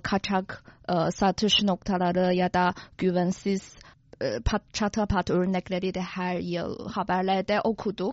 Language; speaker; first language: Turkish; non-native, fluent; Chinese